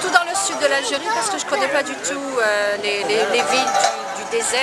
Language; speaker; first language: French; native; French